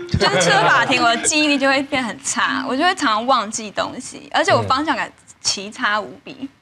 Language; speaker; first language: Chinese; native; Chinese